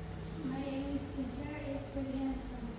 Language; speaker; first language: English; non-native, learner; Indonesian